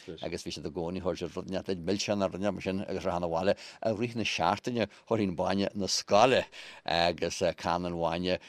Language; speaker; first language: Irish; native; Irish